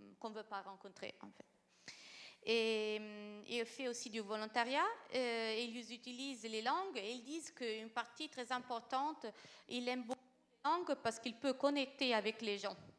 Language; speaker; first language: French; non-native, fluent; Italian